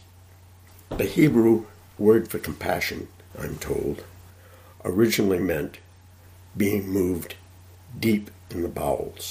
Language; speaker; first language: English; native; English